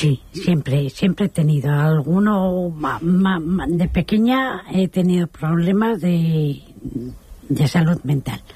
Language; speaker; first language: Spanish; native; Spanish